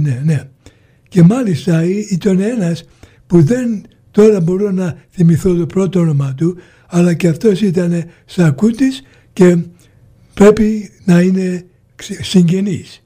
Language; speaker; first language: Greek; early bilingual, heritage; Greek